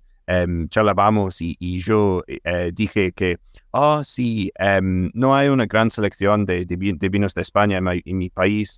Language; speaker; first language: Spanish; non-native, fluent; English